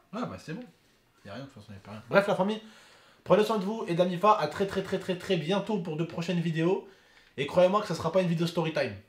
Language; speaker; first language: French; native; French